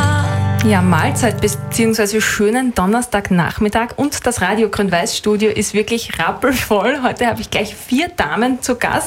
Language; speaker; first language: German; native; German